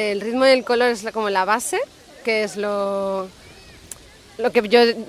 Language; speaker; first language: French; non-native, learner; Spanish